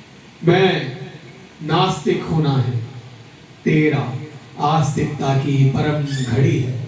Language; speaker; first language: Hindi; native; Hindi